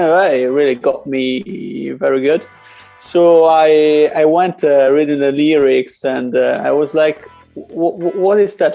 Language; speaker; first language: English; non-native, fluent; Italian